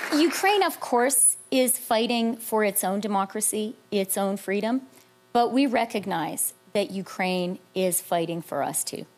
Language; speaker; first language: English; native; English